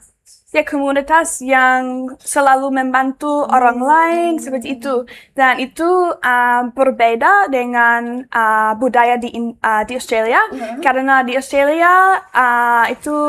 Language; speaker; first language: Indonesian; non-native, learner; English